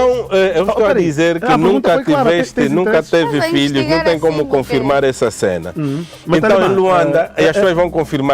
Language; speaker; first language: Portuguese; native; Portuguese